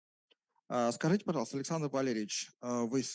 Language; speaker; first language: Russian; native; Russian